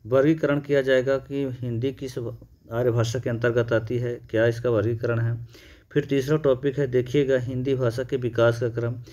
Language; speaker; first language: Hindi; native; Hindi